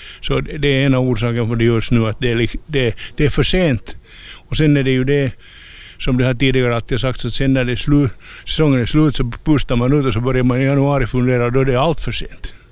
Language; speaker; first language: Swedish; native; Swedish